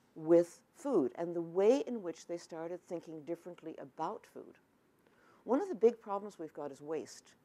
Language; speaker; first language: English; native; English